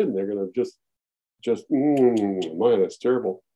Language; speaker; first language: English; native; English